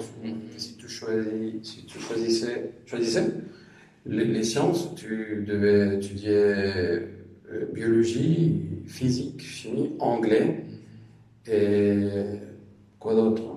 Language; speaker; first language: French; non-native, fluent; Spanish